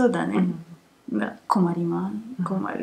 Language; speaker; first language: Japanese; non-native, fluent; Italian